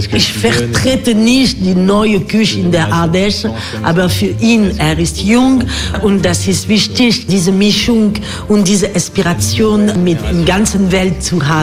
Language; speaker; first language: German; non-native, learner; French